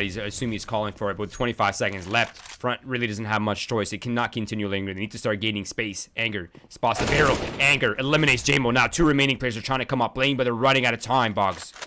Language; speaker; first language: English; native; English